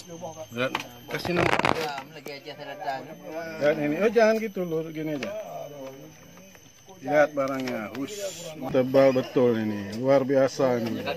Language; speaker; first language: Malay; non-native, local second language; Achinese